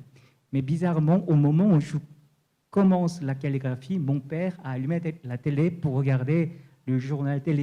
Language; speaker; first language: French; non-native, fluent; Korean